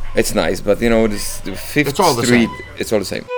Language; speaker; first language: English; non-native, fluent; Czech